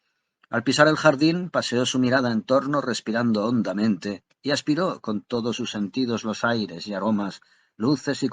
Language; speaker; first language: Spanish; native; Spanish